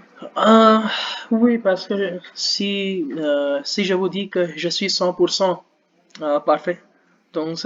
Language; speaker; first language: French; non-native, learner; Hindi